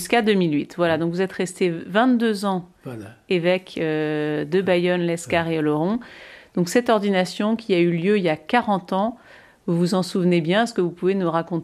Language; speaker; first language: French; native; French